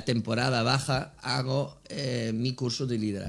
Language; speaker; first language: Spanish; non-native, fluent; Dutch